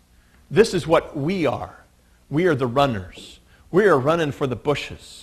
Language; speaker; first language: English; native; English